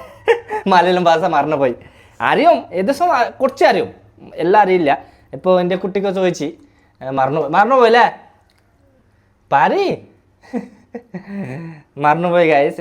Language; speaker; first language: Malayalam; early bilingual, heritage; Malayalam